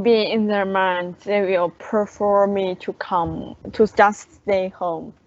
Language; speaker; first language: English; non-native, learner; Chinese